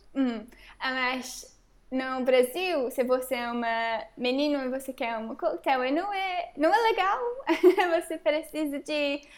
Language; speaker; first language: Portuguese; non-native, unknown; English